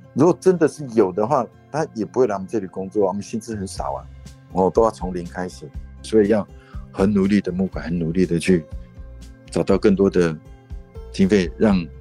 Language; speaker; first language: Chinese; non-native, local second language; Amis